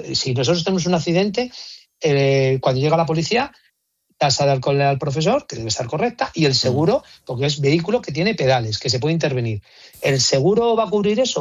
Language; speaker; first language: Spanish; native; Spanish